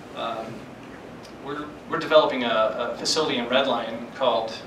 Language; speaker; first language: English; native; English